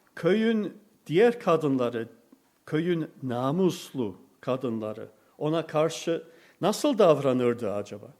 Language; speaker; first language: Turkish; non-native, fluent; English